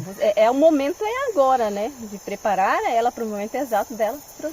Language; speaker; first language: Portuguese; native; Portuguese